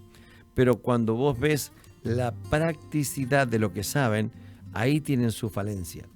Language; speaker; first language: Spanish; native; Spanish